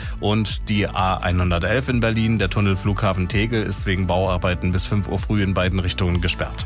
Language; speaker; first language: German; native; German